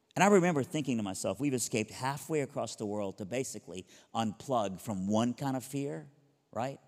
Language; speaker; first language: English; early bilingual, other home language; Persian